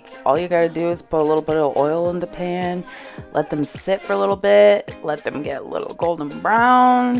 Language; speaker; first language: English; native; English